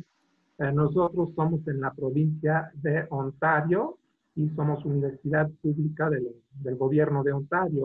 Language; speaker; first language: Spanish; non-native, fluent; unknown